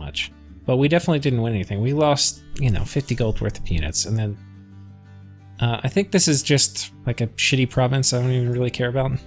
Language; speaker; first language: English; native; English